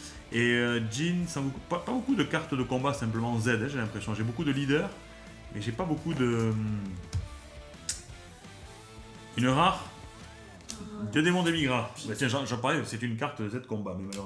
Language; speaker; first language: French; native; French